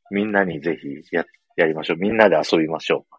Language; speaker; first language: Japanese; native; Japanese